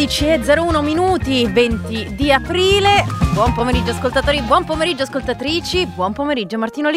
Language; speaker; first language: Italian; native; Italian